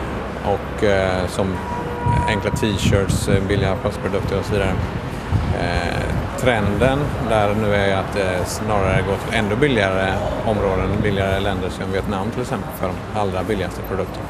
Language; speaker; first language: Swedish; native; Swedish